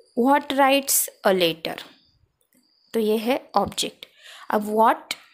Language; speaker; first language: Hindi; non-native, local second language; Marathi